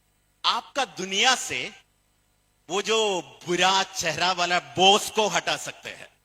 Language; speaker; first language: Hindi; non-native, fluent; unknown